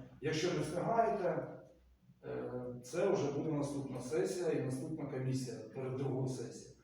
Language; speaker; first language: Ukrainian; native; Ukrainian